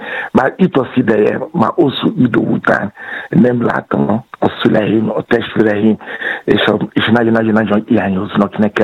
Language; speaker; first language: Hungarian; non-native, learner; Yoruba